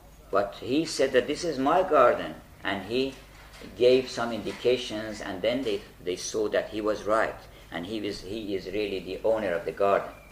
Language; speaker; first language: English; non-native, fluent; Persian